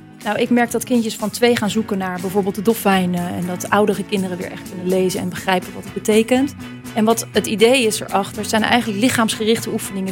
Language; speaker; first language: Dutch; native; Dutch